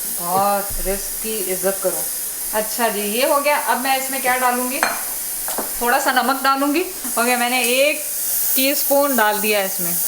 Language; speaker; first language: Urdu; native; Urdu